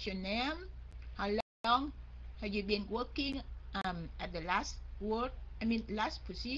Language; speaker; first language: English; non-native, fluent; Vietnamese